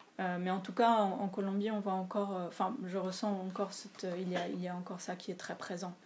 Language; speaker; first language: French; non-native, fluent; Spanish